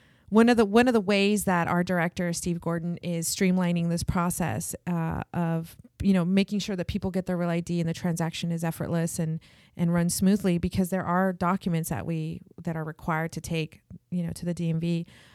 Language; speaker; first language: English; early bilingual, other home language; Spanish